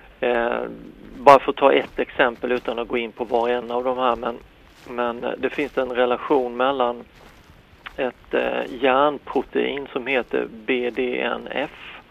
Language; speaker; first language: Swedish; native; Swedish